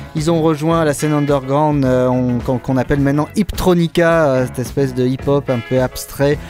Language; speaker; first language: French; native; French